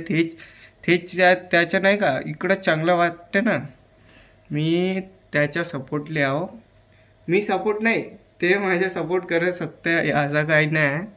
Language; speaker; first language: Marathi; early bilingual, other home language; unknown